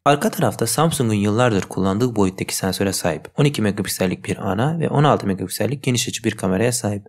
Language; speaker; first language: Turkish; native; Turkish